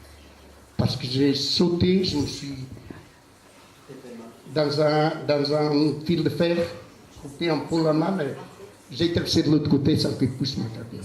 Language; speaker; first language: French; non-native, fluent; Portuguese